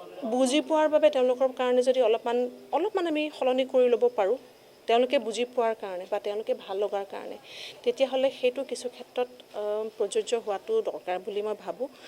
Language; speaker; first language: Assamese; native; Assamese